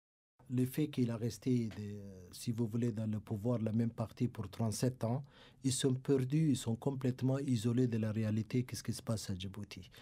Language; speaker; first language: French; non-native, local second language; Somali